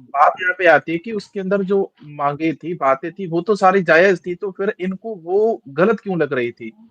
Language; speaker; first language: Hindi; non-native, local second language; Punjabi